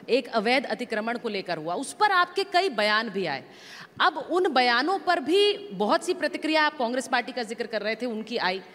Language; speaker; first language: Hindi; native; Hindi